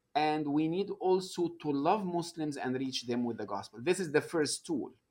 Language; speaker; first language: English; non-native, fluent; Arabic